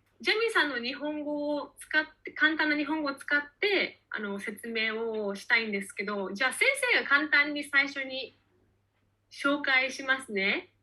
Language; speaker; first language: Japanese; native; Japanese